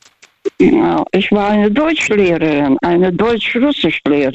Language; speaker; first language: German; non-native, fluent; Russian